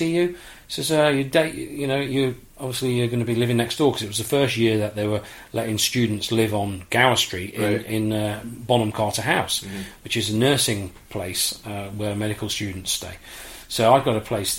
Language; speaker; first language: English; native; English